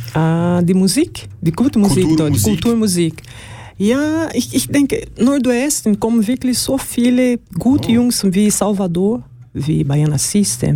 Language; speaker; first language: German; non-native, learner; Portuguese